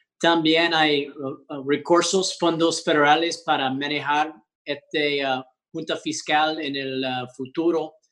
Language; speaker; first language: Spanish; early bilingual, heritage; English